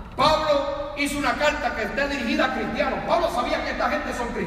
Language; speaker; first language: Spanish; native; Spanish